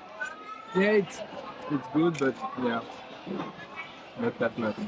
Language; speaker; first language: English; non-native, learner; French